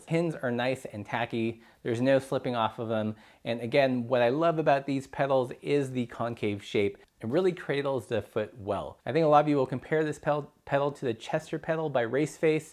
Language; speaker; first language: English; native; English